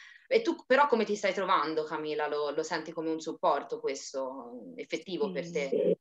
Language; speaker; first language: Italian; native; Italian